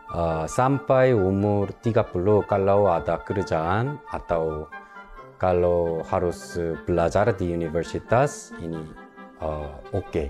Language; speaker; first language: Indonesian; non-native, local second language; Korean